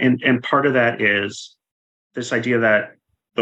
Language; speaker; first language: English; native; English